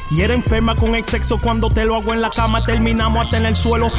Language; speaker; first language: Spanish; native; Spanish